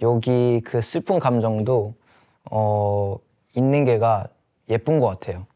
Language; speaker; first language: Korean; early bilingual, heritage; English